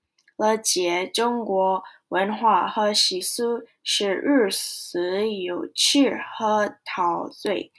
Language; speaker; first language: Chinese; non-native, learner; Korean